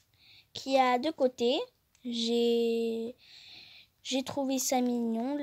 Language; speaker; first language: French; non-native, fluent; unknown